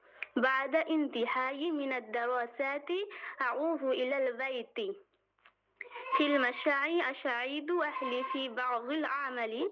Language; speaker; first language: Arabic; non-native, learner; Bangla